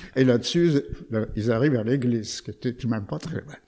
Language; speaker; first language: French; native; French